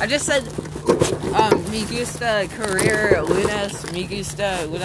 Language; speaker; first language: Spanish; non-native, learner; English